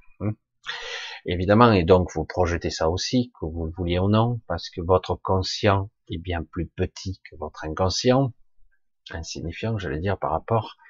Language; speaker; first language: French; native; French